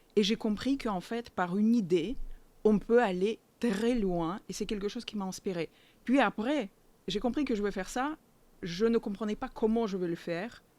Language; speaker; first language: French; non-native, fluent; Russian